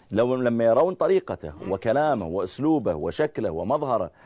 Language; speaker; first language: Arabic; native; Arabic